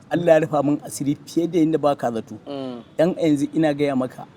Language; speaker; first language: Hausa; native; Hausa